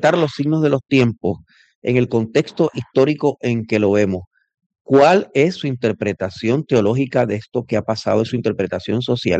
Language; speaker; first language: Spanish; native; Spanish